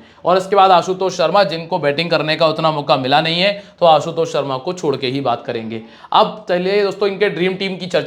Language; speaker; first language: Hindi; native; Hindi